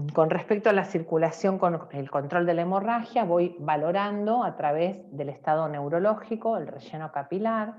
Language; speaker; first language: Spanish; native; Spanish